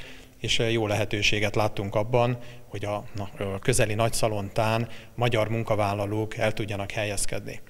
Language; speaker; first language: Hungarian; native; Hungarian